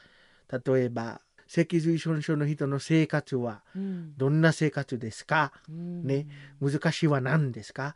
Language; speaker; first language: Japanese; non-native, learner; Samoan